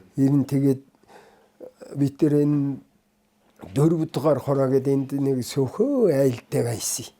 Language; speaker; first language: Mongolian; non-native, local second language; Kazakh